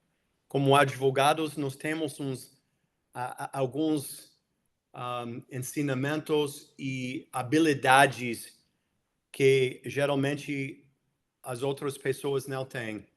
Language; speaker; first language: Portuguese; non-native, fluent; English